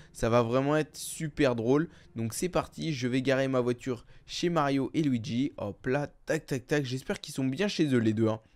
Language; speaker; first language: French; native; French